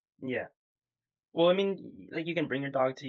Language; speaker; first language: English; native; English